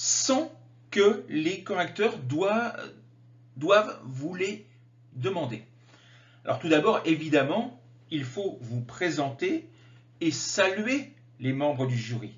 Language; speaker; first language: French; native; French